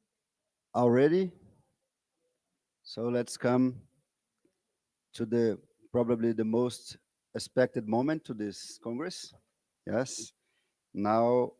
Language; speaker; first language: English; non-native, fluent; Portuguese